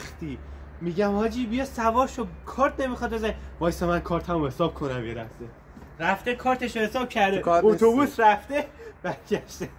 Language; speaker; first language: Persian; native; Persian